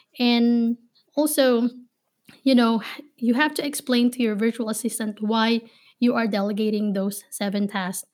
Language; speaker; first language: English; non-native, local second language; Filipino